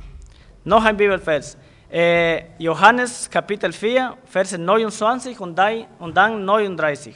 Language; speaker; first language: German; non-native, fluent; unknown